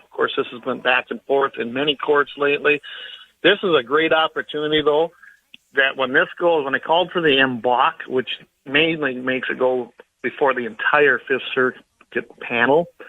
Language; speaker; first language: English; native; English